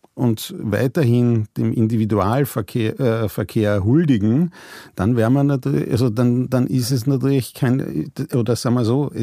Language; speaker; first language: German; native; German